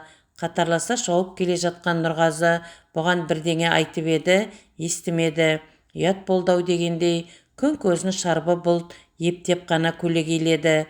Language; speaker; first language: Kazakh; native; Kazakh